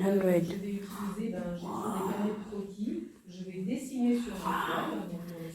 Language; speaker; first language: French; native; French